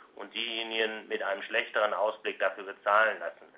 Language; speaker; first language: German; native; German